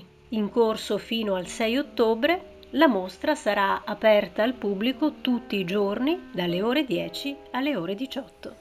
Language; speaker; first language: Italian; native; Italian